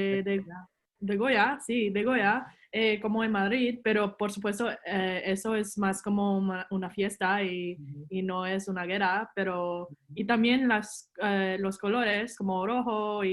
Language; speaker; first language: Spanish; non-native, learner; English